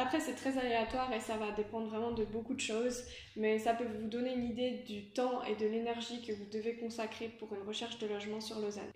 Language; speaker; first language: French; native; French